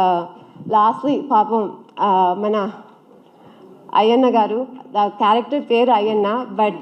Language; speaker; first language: Telugu; early bilingual, heritage; Telugu